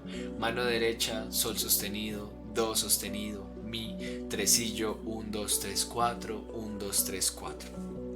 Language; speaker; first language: Spanish; native; Spanish